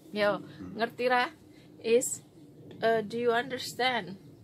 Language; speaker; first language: English; non-native, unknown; Indonesian